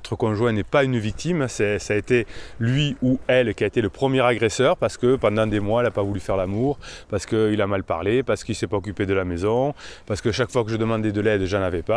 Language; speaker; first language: French; native; French